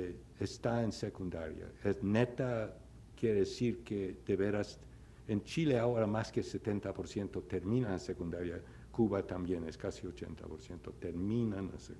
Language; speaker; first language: Spanish; non-native, fluent; English